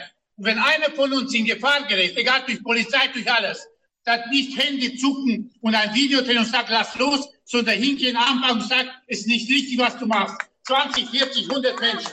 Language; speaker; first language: German; non-native, fluent; Romanian